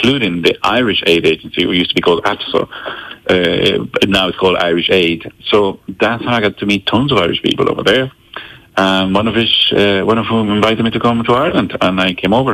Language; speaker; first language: English; non-native, fluent; Spanish